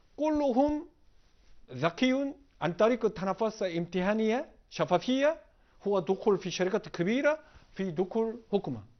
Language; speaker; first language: Egyptian Arabic; non-native, learner; Korean